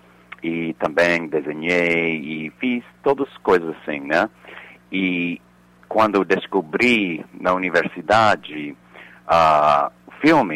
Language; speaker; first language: Portuguese; non-native, fluent; English